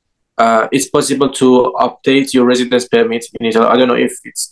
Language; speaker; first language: English; non-native, learner; Persian